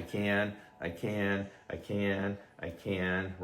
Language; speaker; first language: English; native; English